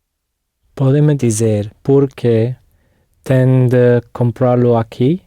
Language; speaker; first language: Portuguese; non-native, learner; English